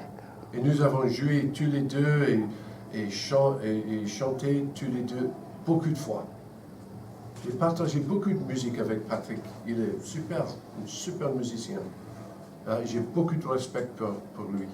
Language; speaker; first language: French; non-native, fluent; English